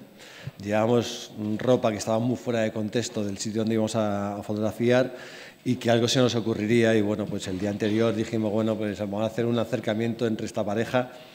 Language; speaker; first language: Spanish; native; Spanish